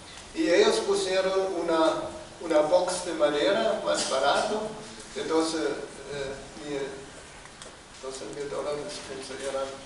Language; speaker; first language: Spanish; non-native, fluent; German